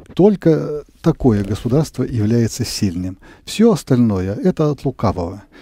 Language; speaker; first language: Russian; native; Russian